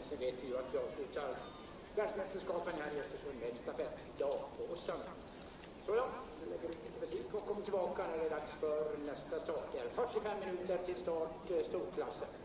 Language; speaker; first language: Swedish; native; Swedish